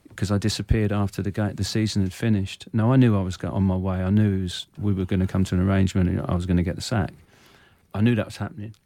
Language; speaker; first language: English; native; English